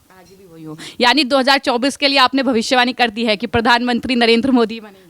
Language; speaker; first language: Hindi; native; Hindi